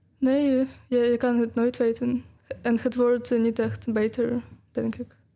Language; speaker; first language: Dutch; non-native, fluent; Ukrainian